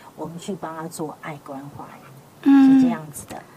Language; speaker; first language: Chinese; native; Chinese